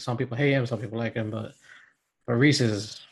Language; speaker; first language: English; native; English